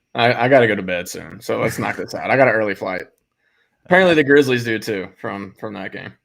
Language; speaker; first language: English; native; English